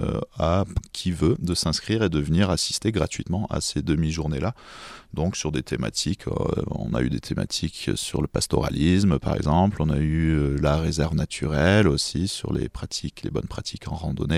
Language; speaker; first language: French; native; French